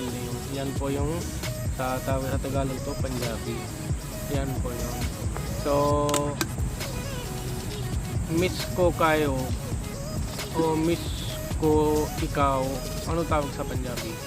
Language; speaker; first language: Filipino; non-native, learner; Punjabi